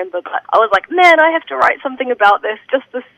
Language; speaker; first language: English; native; English